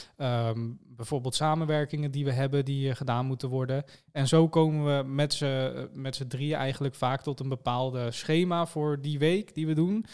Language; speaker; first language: Dutch; native; Dutch